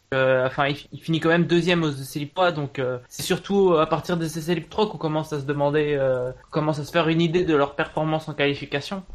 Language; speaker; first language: French; native; French